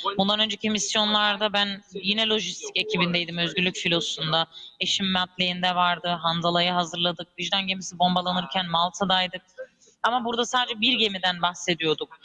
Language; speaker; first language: Turkish; early bilingual, heritage; Turkish